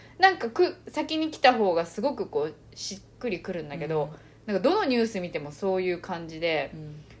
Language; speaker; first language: Japanese; early bilingual, other home language; Chinese